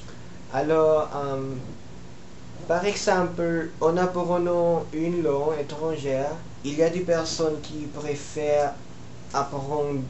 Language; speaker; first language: French; non-native, learner; Filipino